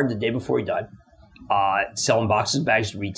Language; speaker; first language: English; native; English